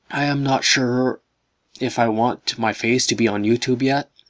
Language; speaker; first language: English; native; English